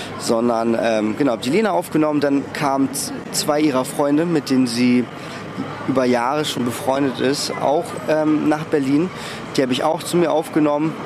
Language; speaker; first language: German; early bilingual, other home language; Russian